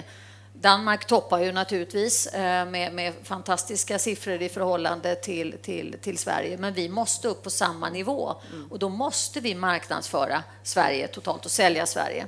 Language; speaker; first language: Swedish; native; Swedish